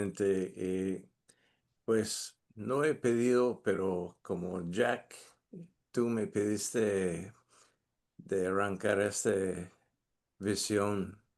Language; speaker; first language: Spanish; non-native, fluent; English